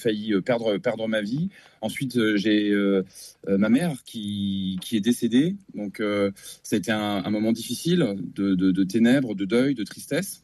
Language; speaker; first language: French; native; French